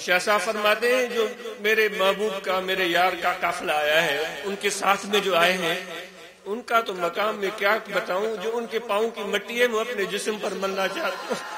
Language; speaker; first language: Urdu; non-native, local second language; Sindhi